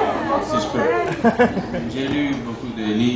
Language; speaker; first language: French; non-native, fluent; English